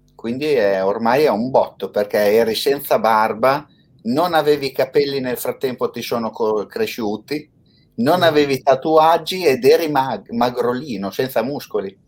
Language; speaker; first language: Italian; native; Italian